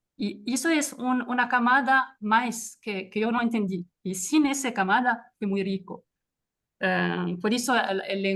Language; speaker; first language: Spanish; non-native, fluent; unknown